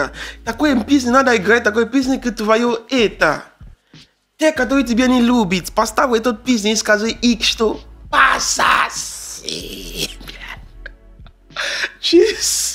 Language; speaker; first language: Russian; non-native, learner; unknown